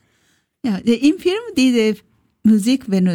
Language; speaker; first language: German; non-native, learner; Japanese